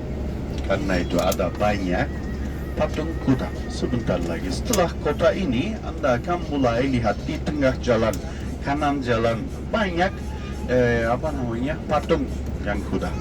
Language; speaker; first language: Indonesian; non-native, fluent; Turkish